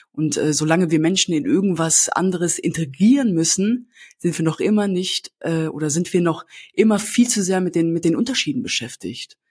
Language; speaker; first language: German; native; German